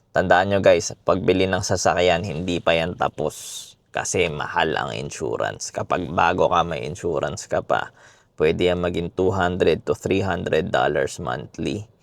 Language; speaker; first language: Filipino; native; Filipino